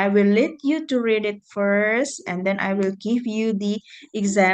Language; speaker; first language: English; non-native, fluent; Indonesian